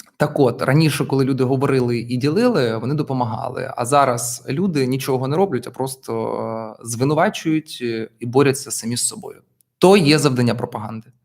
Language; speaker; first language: Ukrainian; non-native, local second language; Russian